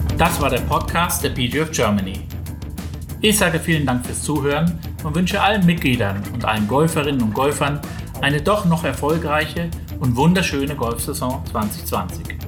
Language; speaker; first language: German; native; German